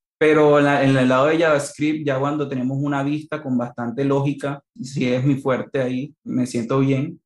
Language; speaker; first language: Spanish; native; Spanish